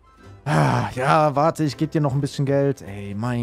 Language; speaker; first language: German; native; German